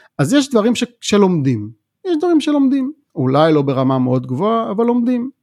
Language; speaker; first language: Hebrew; native; Hebrew